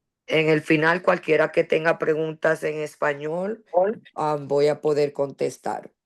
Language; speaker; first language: Spanish; early bilingual, heritage; Spanish